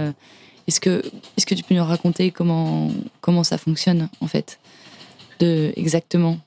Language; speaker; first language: French; native; French